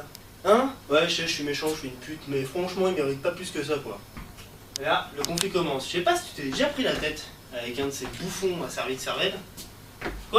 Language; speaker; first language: French; native; French